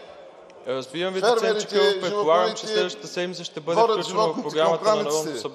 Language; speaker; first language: Bulgarian; native; Bulgarian